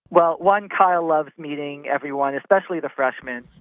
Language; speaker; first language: English; native; English